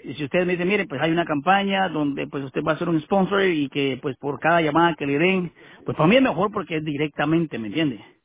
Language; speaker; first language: Spanish; native; Spanish